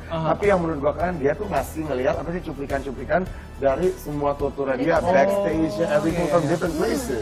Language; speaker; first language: Indonesian; early bilingual, heritage; Indonesian